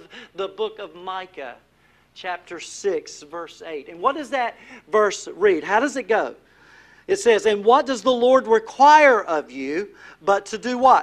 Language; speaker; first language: English; native; English